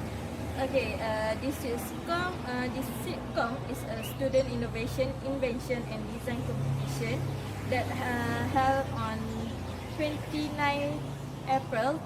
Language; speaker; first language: English; non-native, local second language; Malay